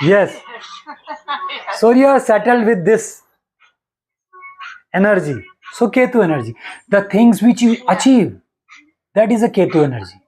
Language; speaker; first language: English; non-native, local second language; Hindi